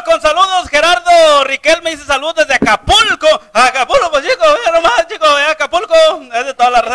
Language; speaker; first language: Spanish; native; Spanish